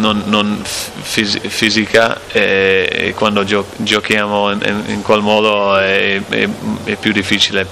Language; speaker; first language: Italian; non-native, learner; English